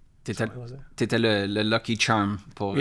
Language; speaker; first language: French; native; French